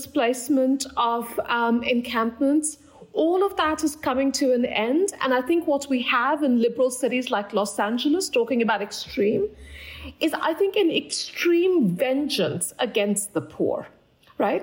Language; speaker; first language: English; non-native, local second language; Bangla